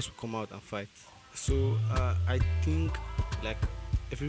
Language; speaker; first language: English; non-native, local second language; Yoruba